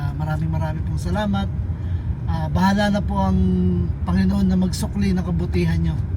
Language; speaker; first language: Filipino; native; Filipino